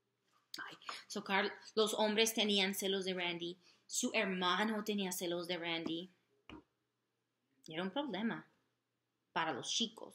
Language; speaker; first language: Spanish; non-native, fluent; English